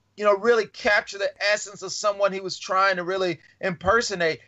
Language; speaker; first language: English; native; English